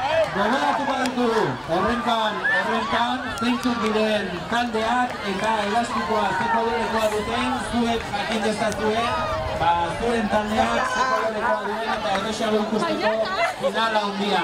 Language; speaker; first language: Basque; native; Basque